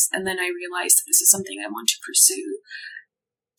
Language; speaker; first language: English; non-native, local second language; Urdu